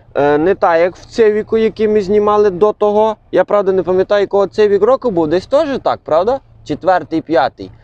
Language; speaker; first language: Ukrainian; native; Ukrainian